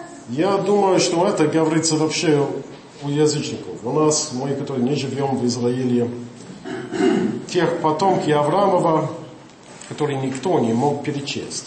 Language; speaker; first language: Russian; non-native, fluent; English